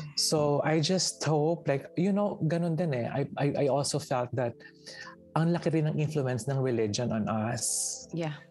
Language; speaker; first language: English; non-native, local second language; Filipino